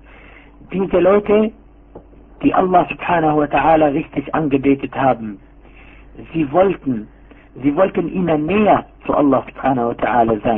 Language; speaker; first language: German; non-native, fluent; Arabic